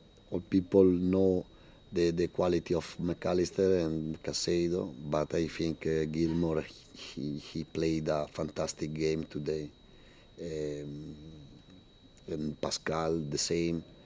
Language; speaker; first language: English; non-native, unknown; Italian